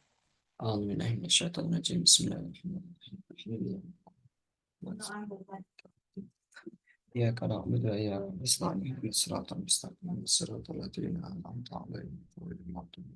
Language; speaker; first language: Arabic; non-native, fluent; Indonesian